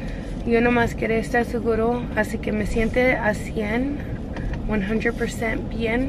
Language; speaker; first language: Spanish; early bilingual, heritage; Spanish